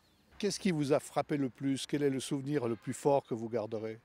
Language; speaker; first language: French; native; French